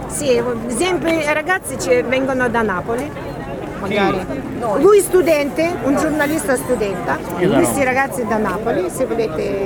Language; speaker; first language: Italian; non-native, learner; Russian